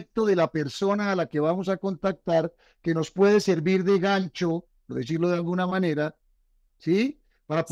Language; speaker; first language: Spanish; native; Spanish